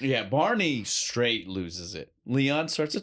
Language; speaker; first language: English; native; English